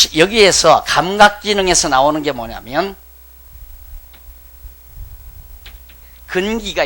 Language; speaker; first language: Korean; native; Korean